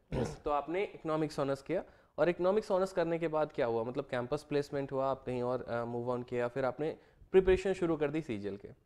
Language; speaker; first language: Hindi; native; Hindi